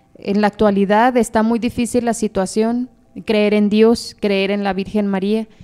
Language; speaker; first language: Spanish; native; Spanish